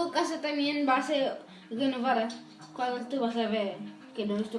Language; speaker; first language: Spanish; non-native, learner; Dutch